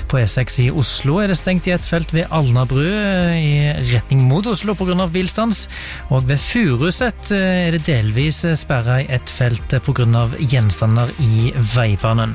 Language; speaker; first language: Norwegian; native; Norwegian